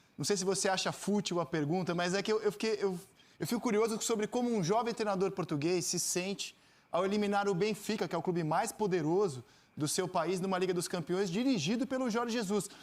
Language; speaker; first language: Portuguese; native; Portuguese